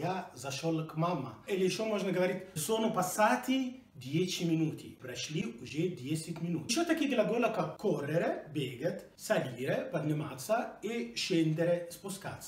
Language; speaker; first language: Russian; non-native, fluent; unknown